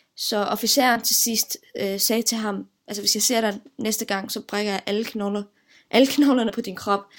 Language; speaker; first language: Danish; early bilingual, other home language; Arabic